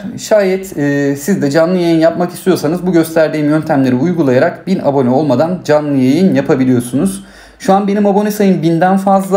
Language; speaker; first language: Turkish; native; Turkish